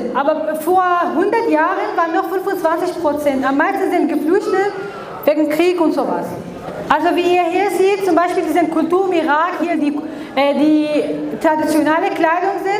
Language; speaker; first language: German; non-native, learner; Kurdish